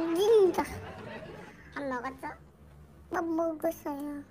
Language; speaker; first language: Korean; non-native, learner; Indonesian